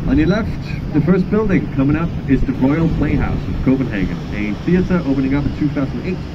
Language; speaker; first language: English; non-native, fluent; Danish